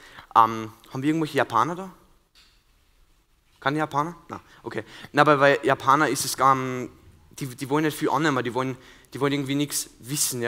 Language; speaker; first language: German; native; German